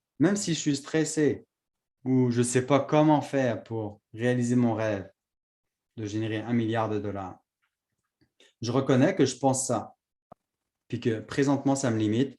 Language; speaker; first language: French; native; French